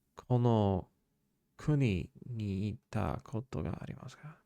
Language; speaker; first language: Japanese; non-native, learner; English